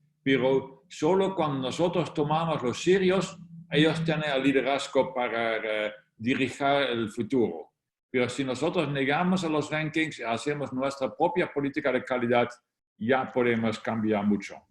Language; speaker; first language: Spanish; non-native, fluent; Dutch